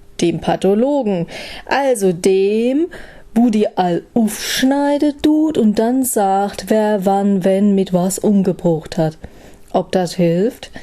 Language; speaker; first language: German; native; German